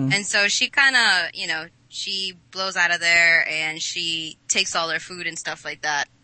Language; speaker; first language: English; native; English